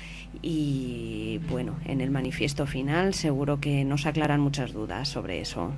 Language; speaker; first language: Spanish; native; Spanish